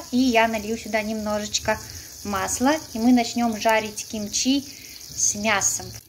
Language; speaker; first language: Russian; native; Russian